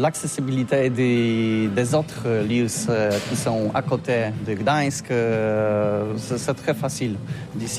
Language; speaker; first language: French; non-native, learner; Polish